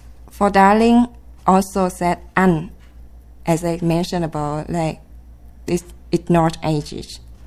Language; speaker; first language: English; non-native, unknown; Vietnamese